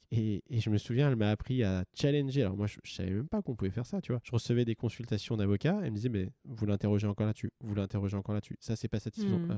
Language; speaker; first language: French; native; French